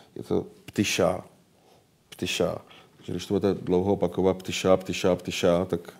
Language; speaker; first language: Czech; native; Czech